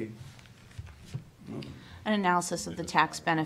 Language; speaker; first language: English; native; English